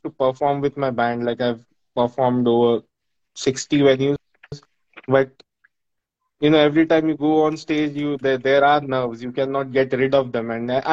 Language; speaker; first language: English; non-native, local second language; Marathi